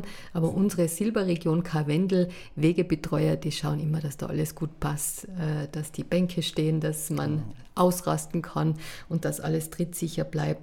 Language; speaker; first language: German; native; German